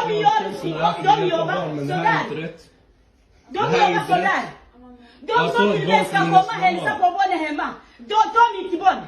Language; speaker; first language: Swedish; non-native, learner; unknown